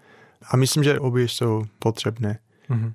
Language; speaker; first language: Czech; non-native, fluent; English